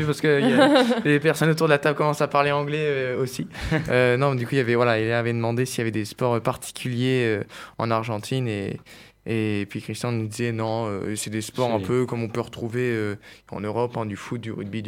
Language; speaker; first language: French; native; French